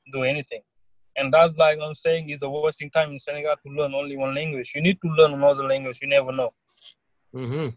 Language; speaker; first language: English; non-native, learner; Wolof